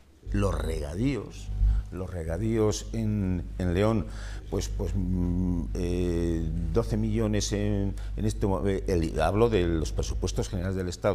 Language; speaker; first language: Spanish; native; Spanish